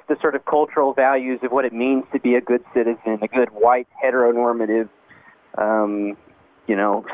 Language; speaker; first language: English; native; English